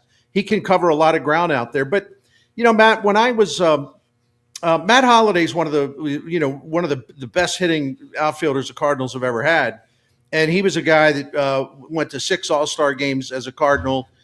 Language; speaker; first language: English; native; English